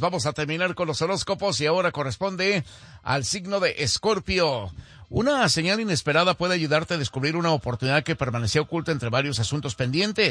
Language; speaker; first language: Spanish; native; Spanish